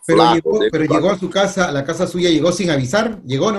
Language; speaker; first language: Spanish; native; Spanish